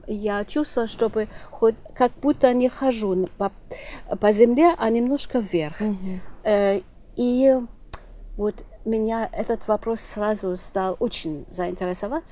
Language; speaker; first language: Russian; non-native, fluent; German